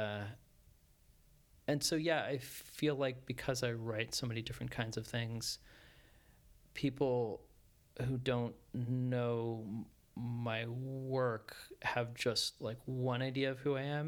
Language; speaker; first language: English; native; English